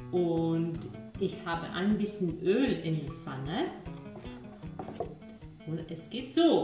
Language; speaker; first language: German; non-native, learner; Romanian